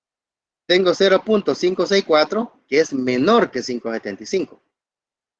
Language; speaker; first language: Spanish; native; Spanish